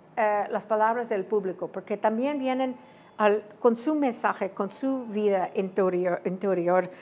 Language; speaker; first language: Spanish; early bilingual, heritage; Spanish